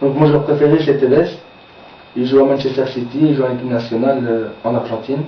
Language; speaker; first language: French; native; French